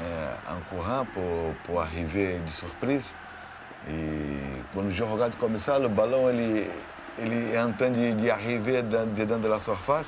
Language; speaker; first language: French; non-native, fluent; Portuguese